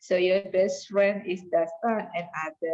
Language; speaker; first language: English; non-native, learner; Indonesian